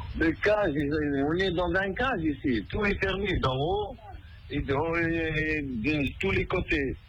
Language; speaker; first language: French; non-native, fluent; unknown